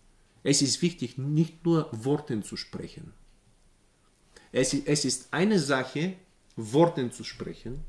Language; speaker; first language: German; non-native, learner; Bulgarian